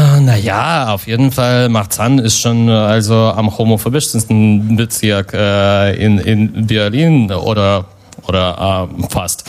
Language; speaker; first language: German; non-native, fluent; Russian